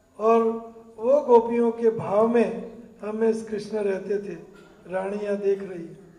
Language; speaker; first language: Hindi; non-native, learner; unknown